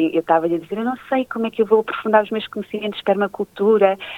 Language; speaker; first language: Portuguese; native; Portuguese